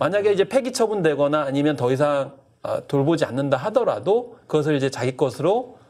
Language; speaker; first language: Korean; native; Korean